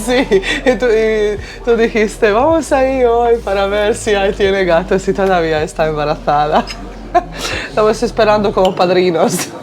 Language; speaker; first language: Spanish; non-native, learner; Bosnian